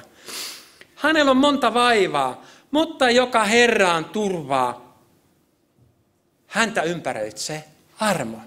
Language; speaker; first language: Finnish; native; Finnish